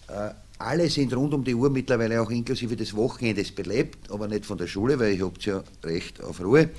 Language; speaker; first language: German; native; German